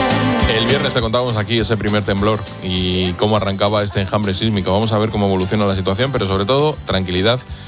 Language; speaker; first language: Spanish; native; Spanish